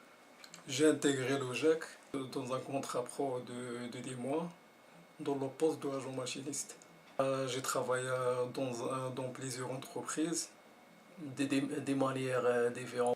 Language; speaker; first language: French; non-native, learner; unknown